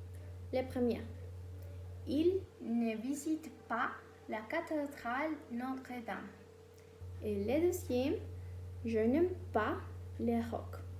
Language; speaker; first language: French; non-native, learner; Spanish